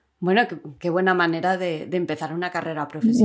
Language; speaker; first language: Spanish; native; Spanish